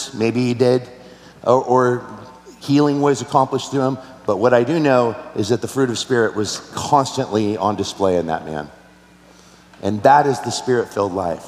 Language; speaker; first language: English; native; English